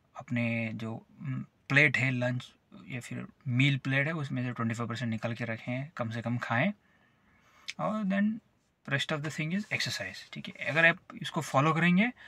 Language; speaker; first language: Hindi; non-native, local second language; Marathi